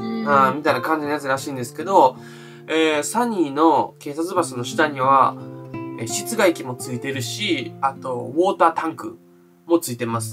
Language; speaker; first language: Japanese; native; Japanese